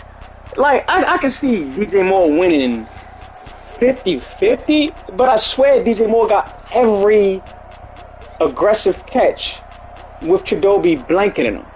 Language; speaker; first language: English; native; English